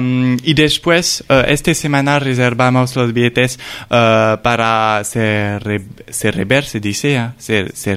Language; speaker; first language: Spanish; non-native, learner; French